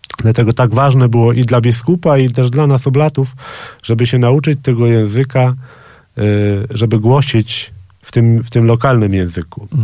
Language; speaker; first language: Polish; native; Polish